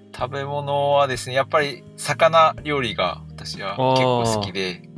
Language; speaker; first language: Japanese; non-native, fluent; Korean